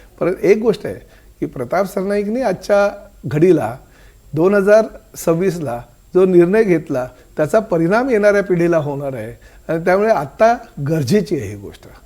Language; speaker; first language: Marathi; native; Marathi